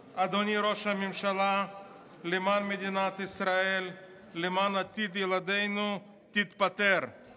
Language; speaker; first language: Hebrew; non-native, fluent; Russian